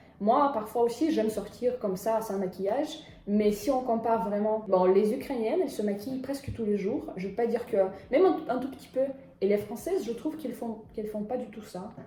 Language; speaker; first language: French; non-native, fluent; Russian